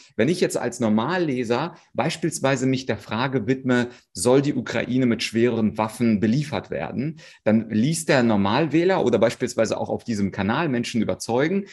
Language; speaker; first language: German; early bilingual, other home language; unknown